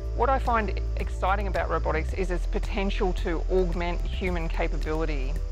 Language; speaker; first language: English; native; English